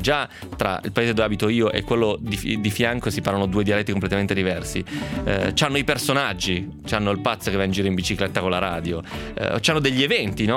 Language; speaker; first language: Italian; native; Italian